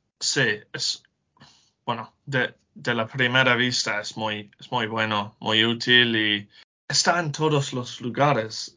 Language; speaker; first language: Spanish; non-native, learner; English